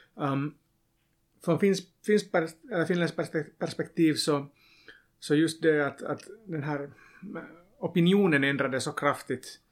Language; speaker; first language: Swedish; non-native, local second language; Finnish